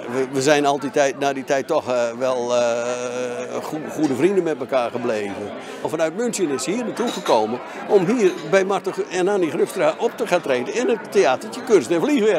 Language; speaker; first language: Dutch; native; Dutch